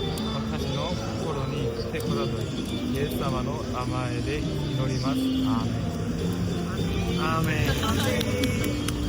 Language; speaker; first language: Japanese; non-native, learner; Korean